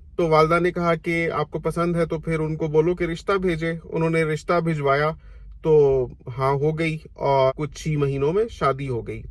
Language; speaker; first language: Urdu; non-native, local second language; Punjabi